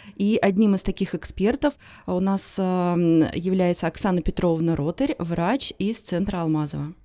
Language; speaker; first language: Russian; native; Russian